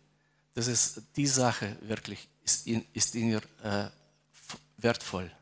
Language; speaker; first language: German; non-native, fluent; Russian